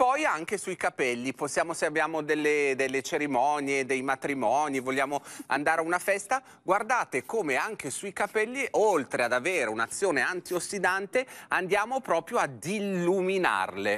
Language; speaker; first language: Italian; native; Italian